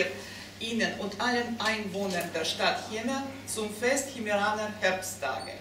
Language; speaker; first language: German; non-native, fluent; Russian